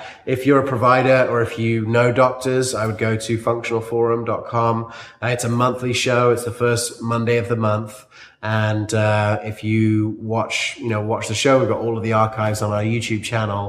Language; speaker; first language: English; native; English